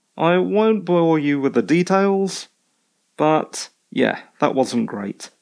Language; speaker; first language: English; native; English